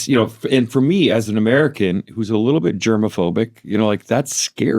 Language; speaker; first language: English; native; English